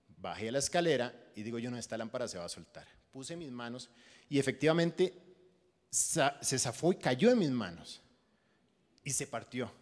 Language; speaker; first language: Spanish; native; Spanish